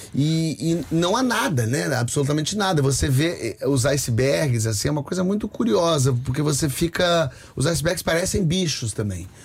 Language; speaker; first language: Portuguese; native; Portuguese